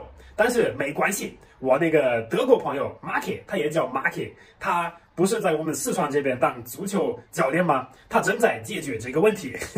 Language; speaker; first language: Chinese; non-native, fluent; German